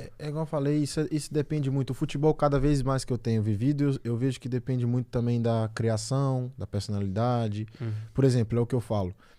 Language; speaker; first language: Portuguese; native; Portuguese